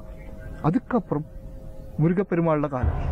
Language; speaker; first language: Tamil; non-native, learner; Malayalam